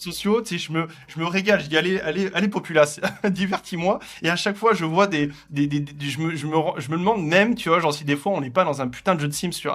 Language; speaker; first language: French; native; French